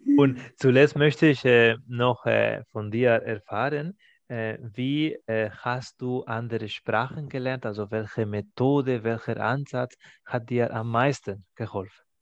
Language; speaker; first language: German; non-native, fluent; Spanish